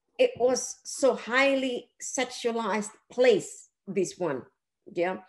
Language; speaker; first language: English; non-native, fluent; Indonesian